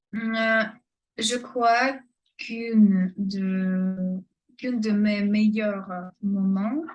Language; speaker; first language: French; non-native, fluent; Russian